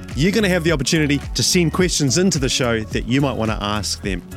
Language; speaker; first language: English; native; English